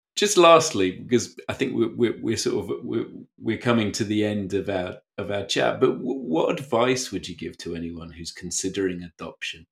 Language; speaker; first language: English; native; English